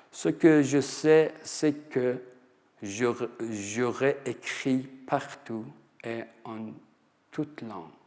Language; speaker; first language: French; non-native, fluent; Persian